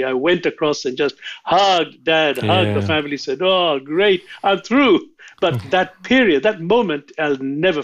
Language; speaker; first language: English; non-native, local second language; Sindhi